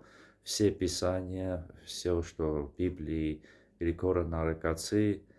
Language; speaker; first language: Russian; non-native, fluent; Armenian